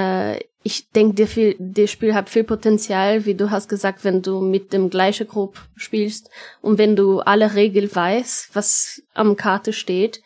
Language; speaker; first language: German; non-native, fluent; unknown